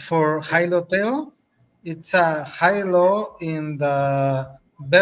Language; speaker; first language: English; non-native, learner; Spanish